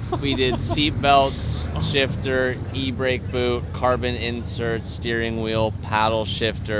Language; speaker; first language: English; native; English